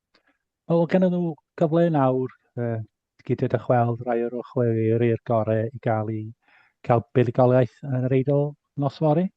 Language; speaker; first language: Welsh; non-native, fluent; English